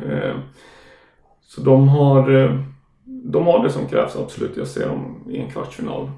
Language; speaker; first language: Swedish; non-native, fluent; German